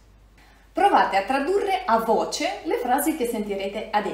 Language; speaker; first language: Italian; non-native, fluent; Russian